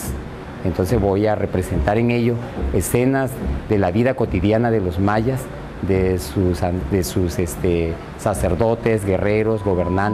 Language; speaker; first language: Spanish; native; Spanish